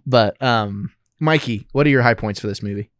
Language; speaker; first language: English; native; English